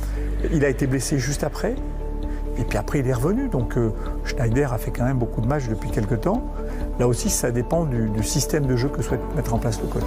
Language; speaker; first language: French; native; French